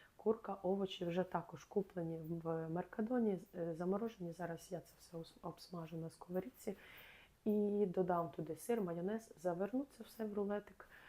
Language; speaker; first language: Ukrainian; native; Ukrainian